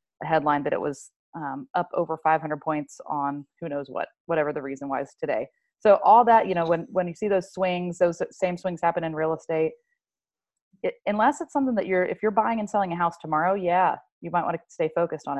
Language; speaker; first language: English; early bilingual, other home language; French